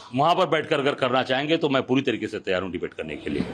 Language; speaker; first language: Hindi; native; Hindi